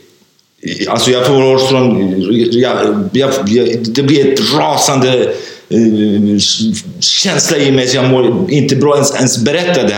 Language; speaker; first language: Swedish; non-native, fluent; Kurdish